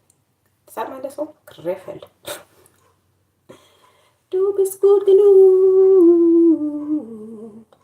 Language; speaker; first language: German; non-native, learner; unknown